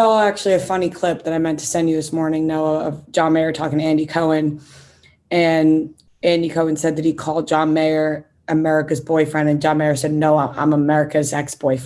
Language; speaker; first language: English; native; English